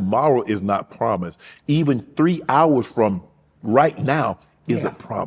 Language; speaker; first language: English; native; English